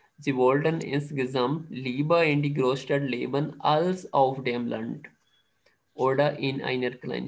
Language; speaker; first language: German; non-native, fluent; Urdu